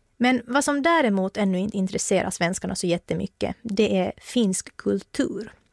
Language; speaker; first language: Swedish; native; Swedish